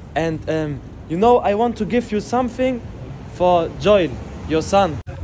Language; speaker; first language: English; non-native, learner; German